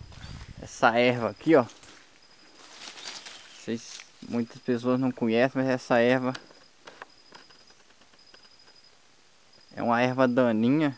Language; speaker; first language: Portuguese; native; Portuguese